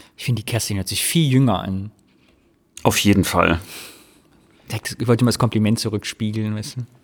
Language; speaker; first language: German; native; German